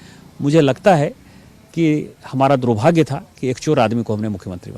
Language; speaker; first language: Hindi; native; Hindi